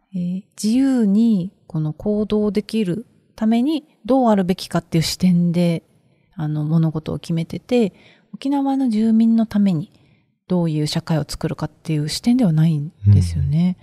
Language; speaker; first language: Japanese; native; Japanese